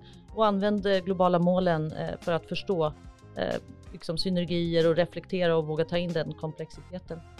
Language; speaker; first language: Swedish; native; Swedish